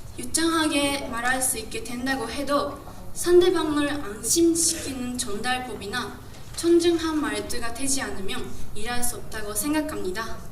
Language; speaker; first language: Korean; non-native, learner; Japanese